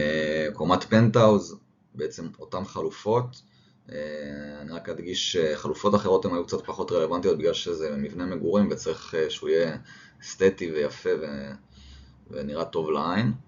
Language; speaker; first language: Hebrew; native; Hebrew